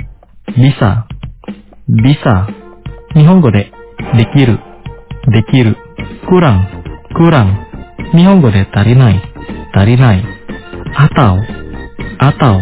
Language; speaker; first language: Japanese; non-native, fluent; Indonesian